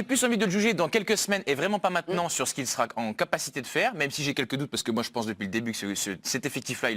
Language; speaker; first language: French; native; French